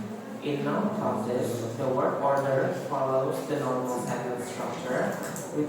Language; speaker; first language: English; non-native, learner; Indonesian